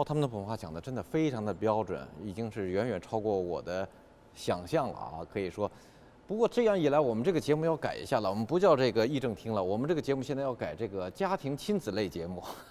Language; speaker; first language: Chinese; native; Chinese